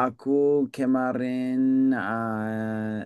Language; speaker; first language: Indonesian; non-native, learner; English